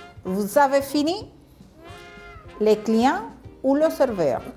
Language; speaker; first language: French; non-native, fluent; Spanish